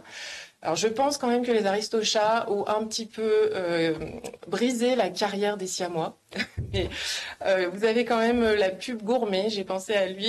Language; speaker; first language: French; native; French